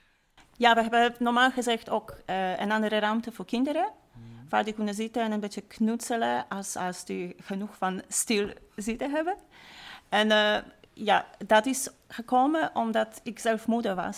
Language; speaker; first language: Dutch; non-native, fluent; Polish